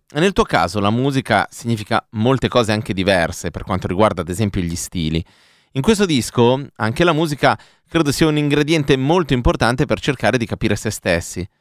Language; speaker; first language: Italian; native; Italian